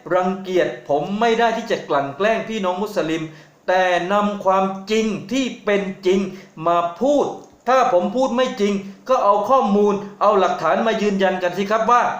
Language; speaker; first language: Thai; native; Thai